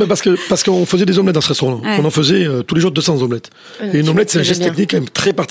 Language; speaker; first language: French; native; French